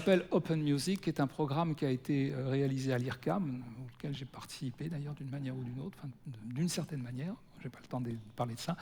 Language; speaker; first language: French; native; French